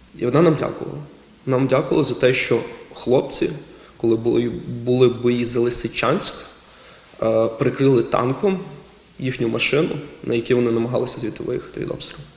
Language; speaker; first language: Ukrainian; non-native, local second language; Russian